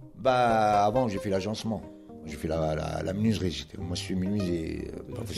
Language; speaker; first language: French; non-native, local second language; Arabic